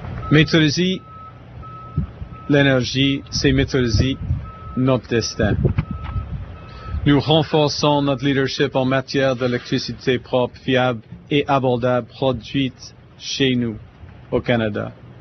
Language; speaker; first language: French; non-native, fluent; English